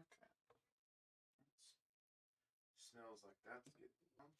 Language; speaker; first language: English; native; English